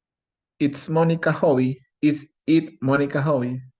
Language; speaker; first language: English; non-native, learner; Spanish